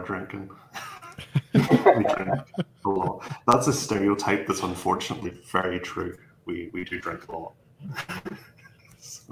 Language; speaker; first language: English; native; English